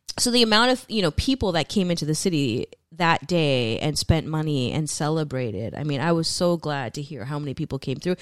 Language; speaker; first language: English; early bilingual, other home language; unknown